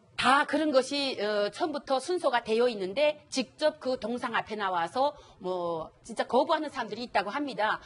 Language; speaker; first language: Korean; native; Korean